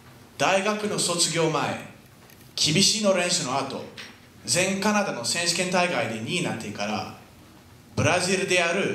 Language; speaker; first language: Japanese; non-native, fluent; French